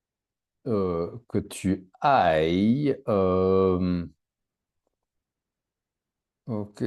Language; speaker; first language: French; native; French